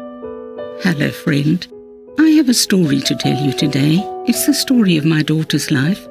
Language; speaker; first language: English; native; English